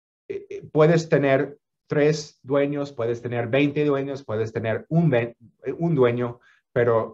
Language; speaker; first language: Spanish; non-native, fluent; English